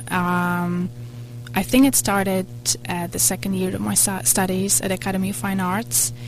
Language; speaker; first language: English; non-native, fluent; Polish